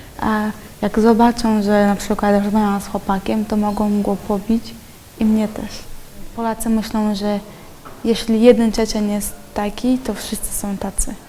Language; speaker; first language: Polish; non-native, fluent; Chechen